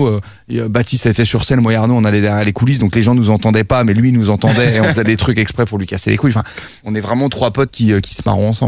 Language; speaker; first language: French; native; French